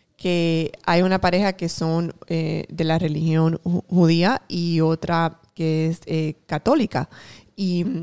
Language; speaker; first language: Spanish; early bilingual, heritage; Spanish